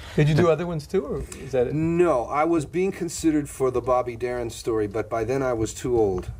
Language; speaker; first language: English; native; English